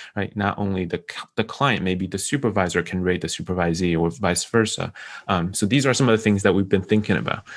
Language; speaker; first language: English; non-native, fluent; Chinese